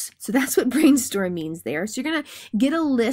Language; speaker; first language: English; native; English